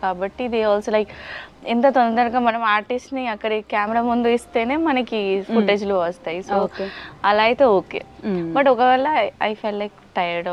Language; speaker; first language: Telugu; non-native, learner; Bangla